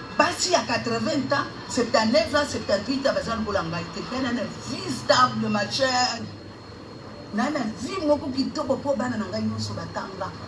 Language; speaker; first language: Lingala; non-native, local second language; Luba-Lulua